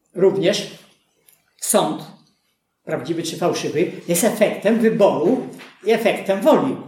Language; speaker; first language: Polish; native; Polish